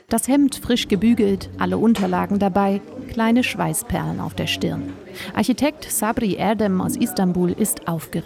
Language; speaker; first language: German; native; German